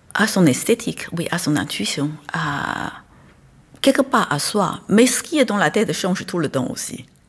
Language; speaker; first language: French; non-native, fluent; Chinese